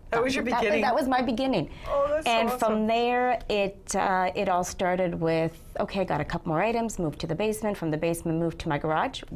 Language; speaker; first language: English; native; English